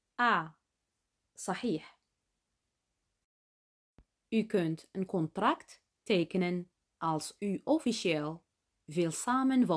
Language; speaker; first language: Dutch; non-native, fluent; Arabic